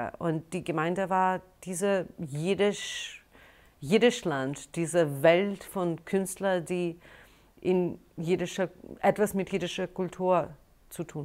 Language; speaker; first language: German; non-native, fluent; Russian